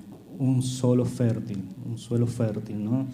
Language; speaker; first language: Portuguese; non-native, fluent; Spanish